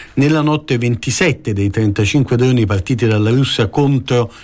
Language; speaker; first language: Italian; native; Italian